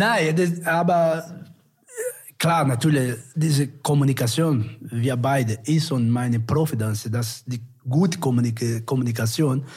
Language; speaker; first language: German; non-native, learner; Portuguese